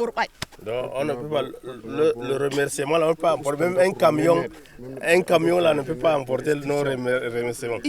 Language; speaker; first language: French; non-native, local second language; Fula